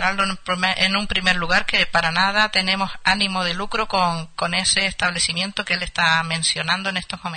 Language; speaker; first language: Spanish; native; Spanish